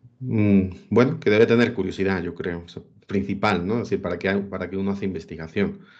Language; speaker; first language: Spanish; native; Spanish